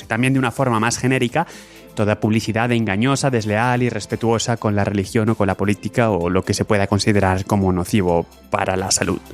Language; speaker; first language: Spanish; native; Spanish